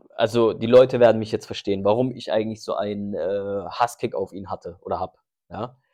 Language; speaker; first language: German; early bilingual, other home language; Turkish